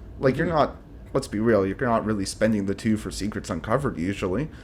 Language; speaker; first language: English; native; English